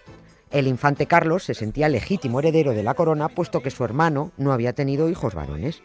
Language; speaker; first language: Spanish; native; Spanish